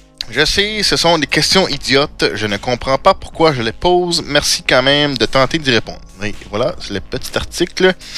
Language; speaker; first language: French; native; French